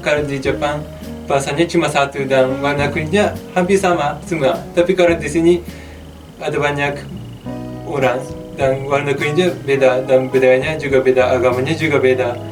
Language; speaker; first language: Indonesian; non-native, fluent; Japanese